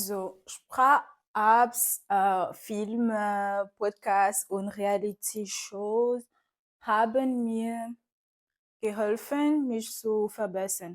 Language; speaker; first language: German; non-native, fluent; Fon